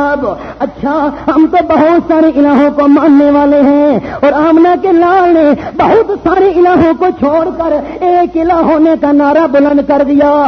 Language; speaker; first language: Urdu; non-native, local second language; Punjabi